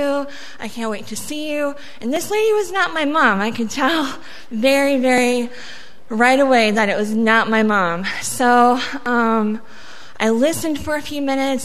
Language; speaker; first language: English; early bilingual, other home language; Spanish